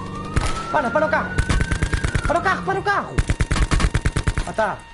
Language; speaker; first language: Portuguese; native; Portuguese